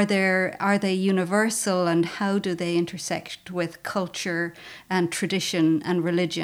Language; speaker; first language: English; native; English